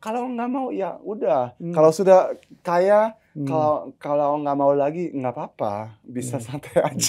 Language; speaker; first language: Indonesian; early bilingual, heritage; German